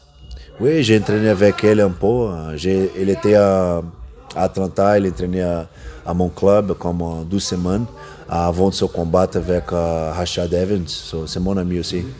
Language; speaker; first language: French; non-native, learner; Portuguese